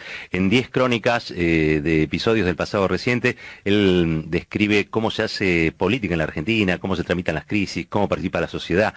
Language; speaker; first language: Spanish; native; Spanish